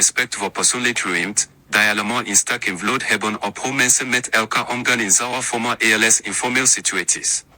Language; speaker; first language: Dutch; non-native, learner; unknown